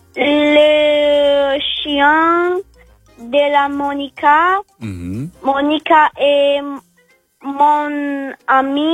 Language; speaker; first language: French; non-native, learner; Romanian